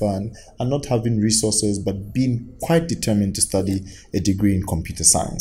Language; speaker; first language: English; non-native, local second language; Bemba